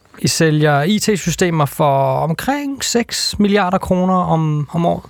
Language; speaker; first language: Danish; native; Danish